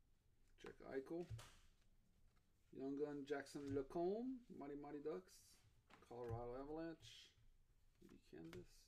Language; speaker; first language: English; native; English